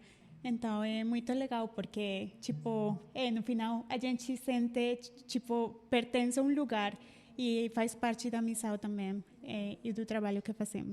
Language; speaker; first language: Portuguese; non-native, fluent; Spanish